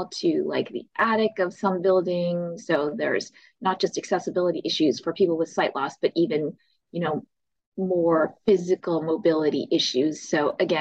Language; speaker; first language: English; native; English